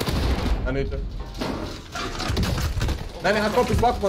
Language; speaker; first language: Swedish; native; Swedish